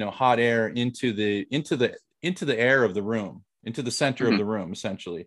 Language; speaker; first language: English; native; English